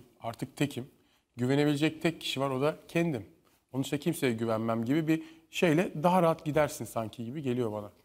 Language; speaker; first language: Turkish; native; Turkish